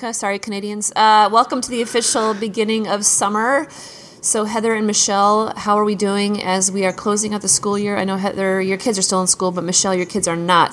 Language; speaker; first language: English; native; English